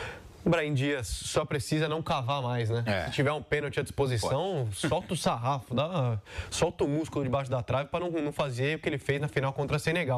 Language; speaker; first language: Portuguese; native; Portuguese